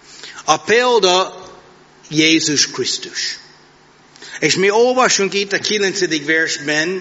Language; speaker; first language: Hungarian; non-native, fluent; English